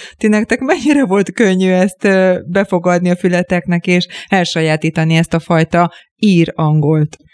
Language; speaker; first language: Hungarian; native; Hungarian